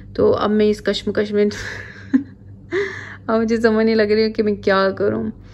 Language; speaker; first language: Urdu; non-native, local second language; Punjabi